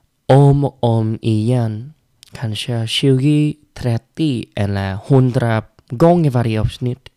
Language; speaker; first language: Swedish; non-native, learner; Vietnamese